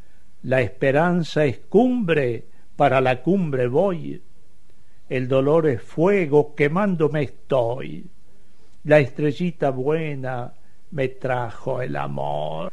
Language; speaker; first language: Spanish; native; Spanish